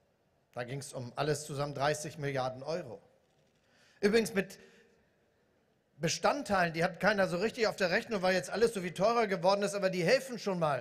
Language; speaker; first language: German; native; German